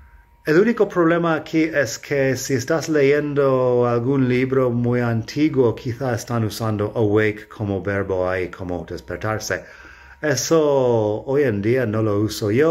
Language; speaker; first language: Spanish; non-native, fluent; English